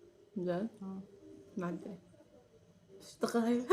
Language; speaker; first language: Arabic; native; Arabic